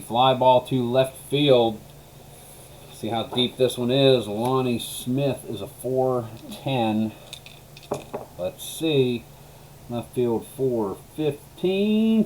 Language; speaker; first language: English; native; English